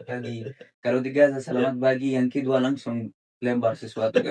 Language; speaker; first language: Indonesian; non-native, fluent; Arabic